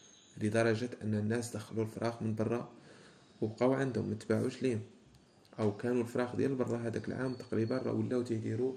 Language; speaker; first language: Arabic; native; Arabic